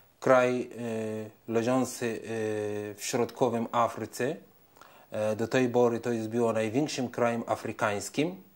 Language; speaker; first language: Polish; non-native, fluent; Arabic